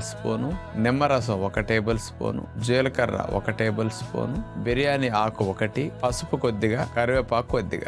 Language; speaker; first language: Telugu; native; Telugu